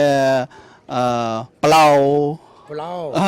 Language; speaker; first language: Hindi; non-native, learner; Chinese